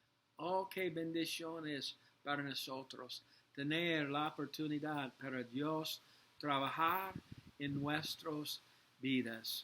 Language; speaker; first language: Spanish; non-native, learner; English